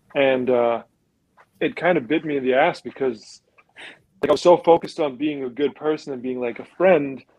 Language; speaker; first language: English; non-native, fluent; German